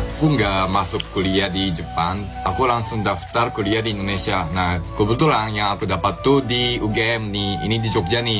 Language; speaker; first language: Indonesian; non-native, fluent; Japanese